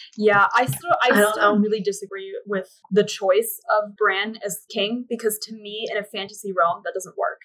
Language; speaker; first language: English; native; English